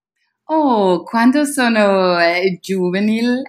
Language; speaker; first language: Italian; non-native, learner; Danish